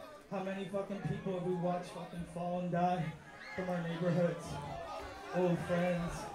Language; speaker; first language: English; early bilingual, other home language; Spanish